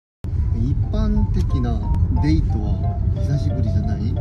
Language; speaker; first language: Japanese; non-native, fluent; Korean